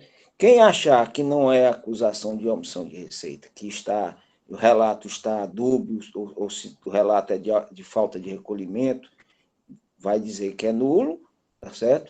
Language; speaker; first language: Portuguese; native; Portuguese